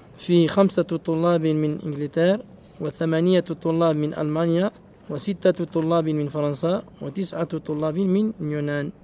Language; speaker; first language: Arabic; non-native, fluent; French